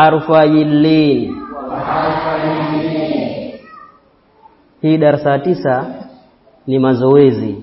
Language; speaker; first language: Arabic; non-native, fluent; Swahili